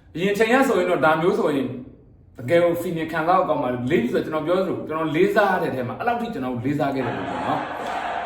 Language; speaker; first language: Burmese; native; Burmese